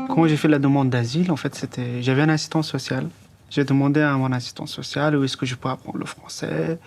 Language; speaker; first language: French; non-native, fluent; Persian